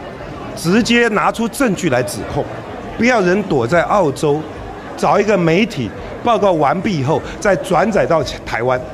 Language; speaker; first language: Chinese; native; Chinese